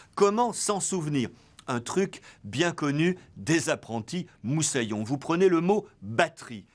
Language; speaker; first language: French; native; French